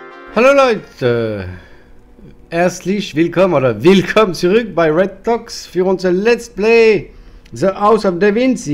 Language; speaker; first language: German; non-native, fluent; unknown